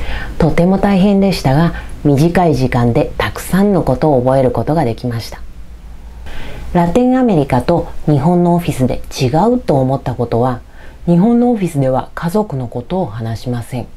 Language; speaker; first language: Japanese; non-native, fluent; Spanish